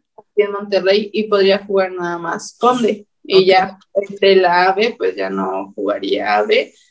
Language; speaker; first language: Spanish; native; Spanish